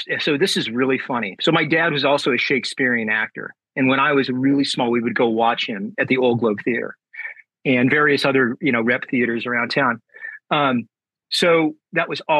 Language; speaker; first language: English; native; English